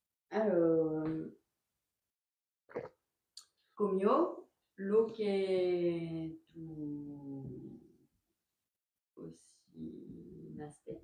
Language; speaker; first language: Spanish; non-native, learner; French